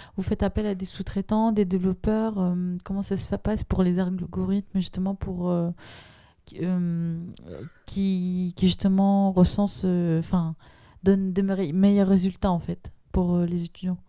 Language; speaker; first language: French; non-native, local second language; Arabic